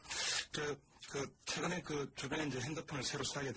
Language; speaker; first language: Korean; native; Korean